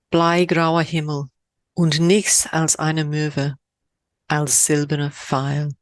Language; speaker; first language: German; non-native, fluent; English